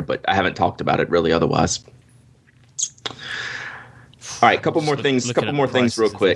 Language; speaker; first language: English; native; English